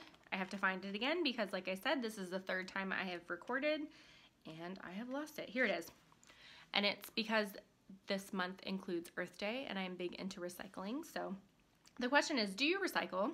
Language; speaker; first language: English; native; English